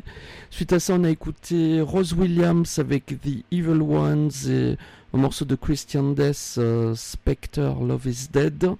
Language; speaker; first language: French; native; French